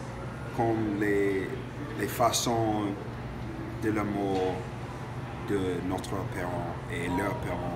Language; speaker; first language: French; non-native, learner; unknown